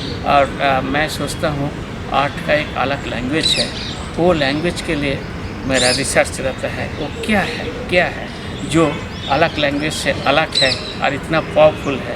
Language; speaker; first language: Hindi; non-native, local second language; Bangla